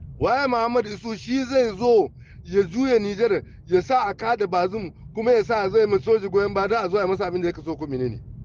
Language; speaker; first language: Hausa; native; Hausa